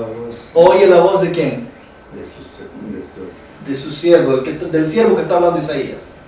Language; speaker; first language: Spanish; native; Spanish